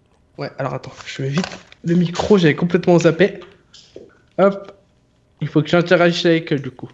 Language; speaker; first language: French; native; French